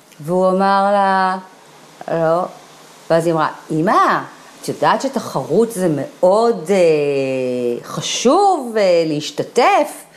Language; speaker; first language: Hebrew; native; Hebrew